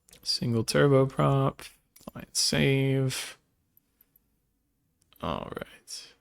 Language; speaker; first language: English; native; English